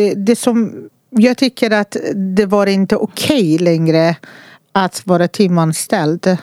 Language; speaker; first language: Swedish; non-native, fluent; Persian